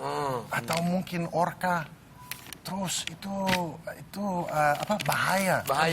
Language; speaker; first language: Indonesian; non-native, learner; Dutch